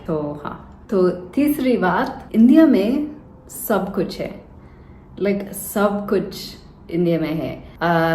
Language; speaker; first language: Hindi; non-native, learner; English